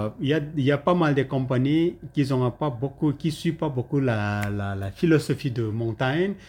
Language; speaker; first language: French; non-native, learner; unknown